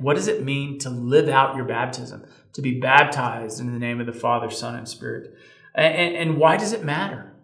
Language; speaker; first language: English; native; English